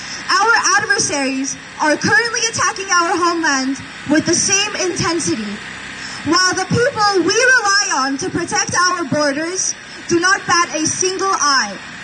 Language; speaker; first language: English; early bilingual, other home language; Armenian